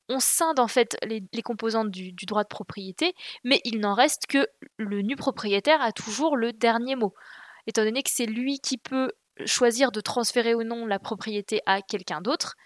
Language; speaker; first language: French; native; French